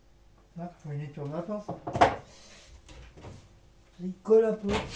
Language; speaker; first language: French; native; French